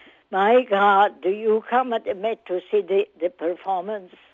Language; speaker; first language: English; non-native, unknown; Italian